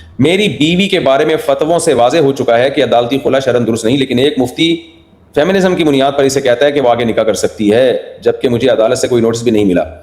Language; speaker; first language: Urdu; native; Urdu